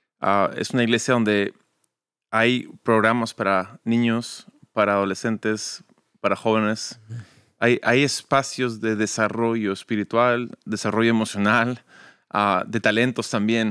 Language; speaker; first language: Spanish; early bilingual, other home language; English